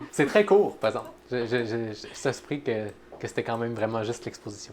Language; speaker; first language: French; native; French